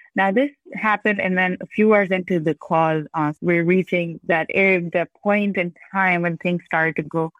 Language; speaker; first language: English; non-native, local second language; Urdu